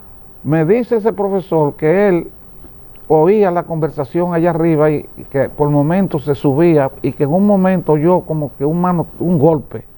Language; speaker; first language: Spanish; native; Spanish